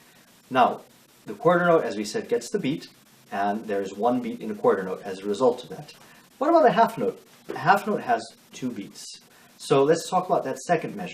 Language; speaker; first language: English; native; English